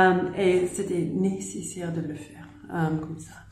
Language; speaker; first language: French; non-native, learner; English